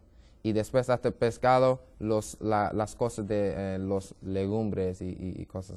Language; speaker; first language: Spanish; non-native, learner; English